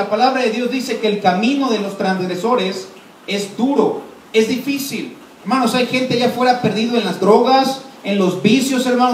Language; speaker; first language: Spanish; native; Spanish